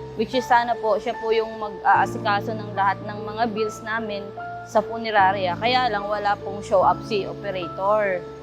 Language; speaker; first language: Filipino; native; Filipino